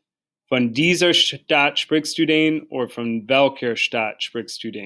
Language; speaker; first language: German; non-native, learner; English